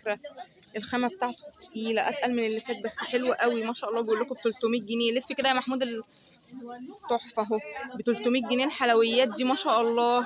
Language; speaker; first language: Arabic; native; Arabic